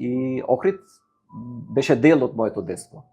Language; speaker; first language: Macedonian; non-native, fluent; Albanian